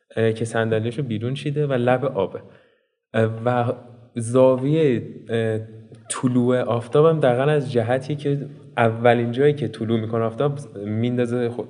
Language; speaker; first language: Persian; native; Persian